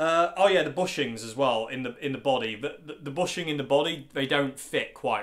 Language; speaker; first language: English; native; English